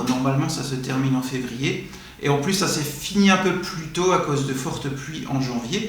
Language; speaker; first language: French; native; French